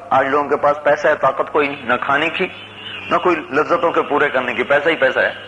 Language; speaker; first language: Urdu; non-native, local second language; Punjabi